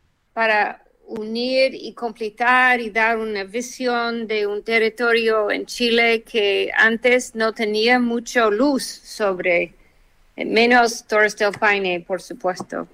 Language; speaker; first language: Spanish; non-native, fluent; English